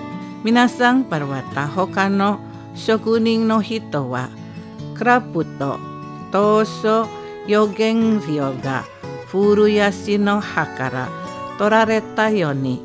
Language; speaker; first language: Japanese; non-native, fluent; Indonesian